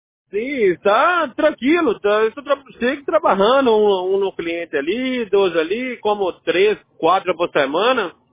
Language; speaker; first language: Spanish; non-native, learner; Portuguese